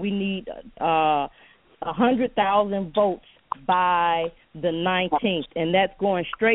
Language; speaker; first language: English; native; English